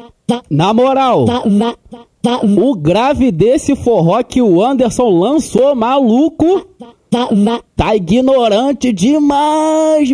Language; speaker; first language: Portuguese; native; Portuguese